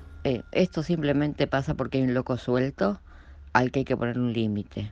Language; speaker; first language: Spanish; native; Spanish